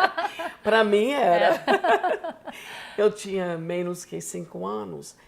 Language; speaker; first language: Portuguese; non-native, fluent; English